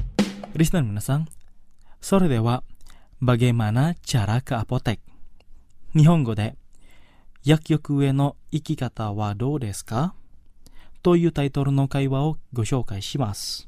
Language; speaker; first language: Japanese; non-native, fluent; Indonesian